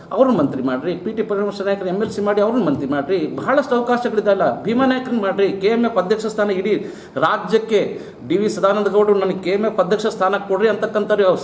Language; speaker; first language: Kannada; non-native, local second language; Lambadi